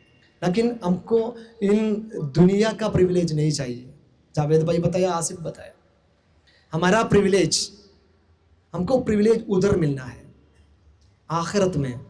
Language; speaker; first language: Hindi; non-native, local second language; Malayalam